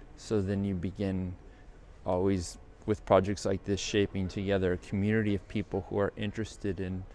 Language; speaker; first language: English; native; English